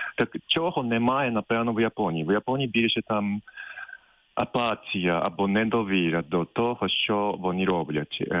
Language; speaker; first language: Ukrainian; non-native, fluent; Japanese